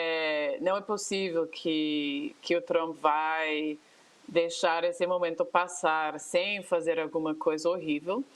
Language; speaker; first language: Portuguese; non-native, fluent; English